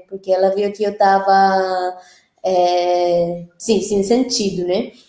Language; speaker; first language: Portuguese; non-native, fluent; Spanish